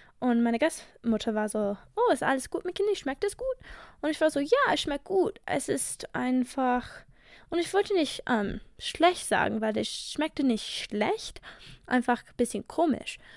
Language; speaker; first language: German; non-native, fluent; English